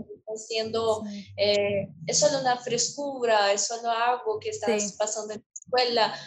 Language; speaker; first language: Spanish; non-native, learner; Portuguese